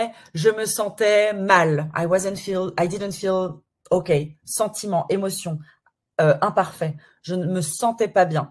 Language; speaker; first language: French; native; French